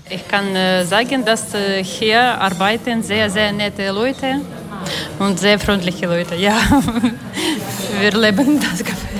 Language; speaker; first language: German; non-native, learner; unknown